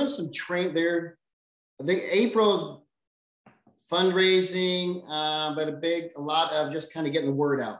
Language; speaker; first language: English; native; English